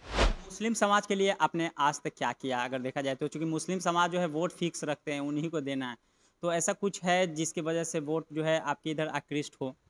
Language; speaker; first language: Hindi; native; Hindi